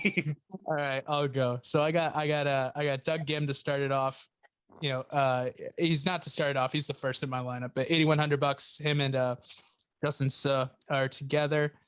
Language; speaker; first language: English; native; English